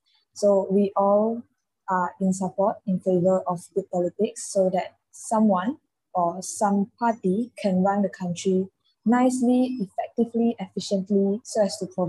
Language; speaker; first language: English; non-native, local second language; Chinese